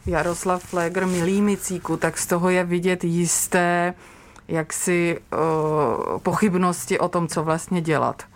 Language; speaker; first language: Czech; native; Czech